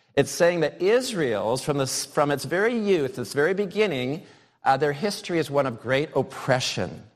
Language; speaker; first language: English; native; English